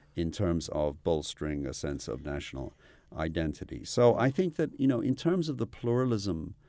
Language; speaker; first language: English; native; English